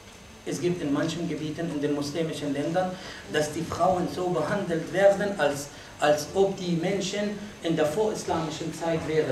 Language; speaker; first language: German; non-native, fluent; Arabic